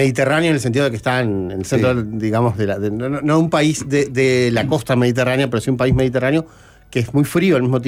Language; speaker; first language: Spanish; native; Spanish